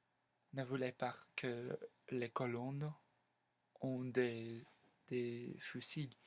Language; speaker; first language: French; non-native, learner; English